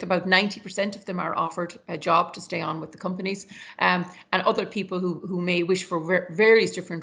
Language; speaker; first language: English; native; English